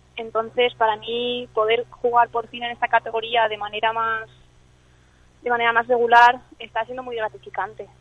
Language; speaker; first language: Spanish; early bilingual, other home language; English